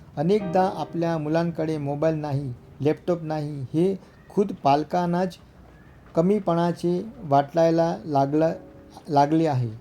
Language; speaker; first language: Marathi; non-native, local second language; Gujarati